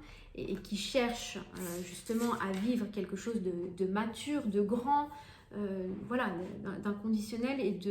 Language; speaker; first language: French; native; French